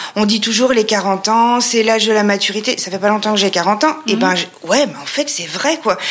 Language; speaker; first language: French; native; French